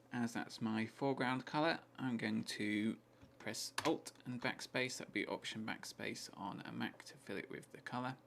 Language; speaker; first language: English; native; English